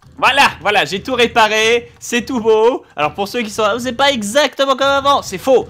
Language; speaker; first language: French; native; French